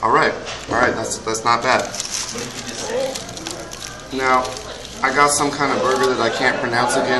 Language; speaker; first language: English; native; English